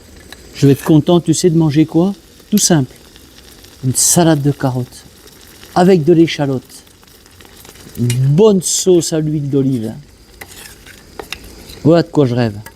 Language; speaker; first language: French; native; French